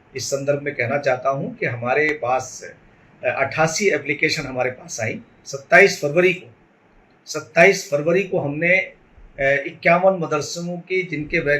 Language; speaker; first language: Hindi; native; Hindi